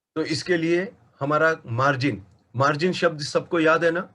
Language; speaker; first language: Hindi; non-native, local second language; Marathi